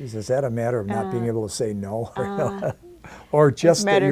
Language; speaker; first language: English; native; English